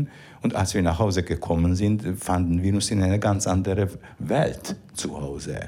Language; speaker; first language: German; non-native, fluent; Hungarian